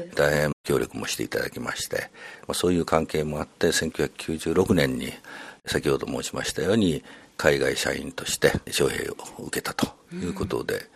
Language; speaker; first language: Japanese; native; Japanese